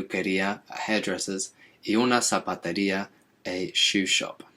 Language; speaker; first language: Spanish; non-native, fluent; English